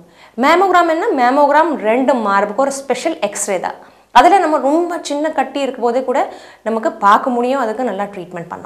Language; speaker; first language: Tamil; non-native, fluent; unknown